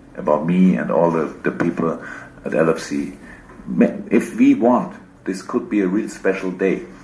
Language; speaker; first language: English; non-native, fluent; German